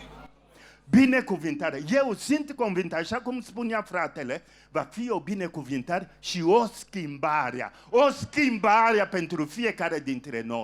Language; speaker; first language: Romanian; non-native, fluent; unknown